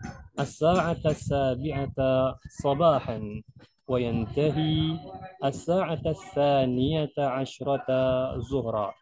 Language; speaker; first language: Arabic; non-native, fluent; Indonesian